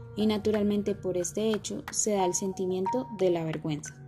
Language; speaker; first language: Spanish; native; Spanish